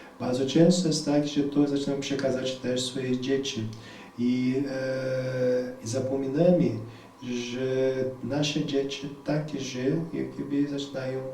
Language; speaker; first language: Polish; non-native, fluent; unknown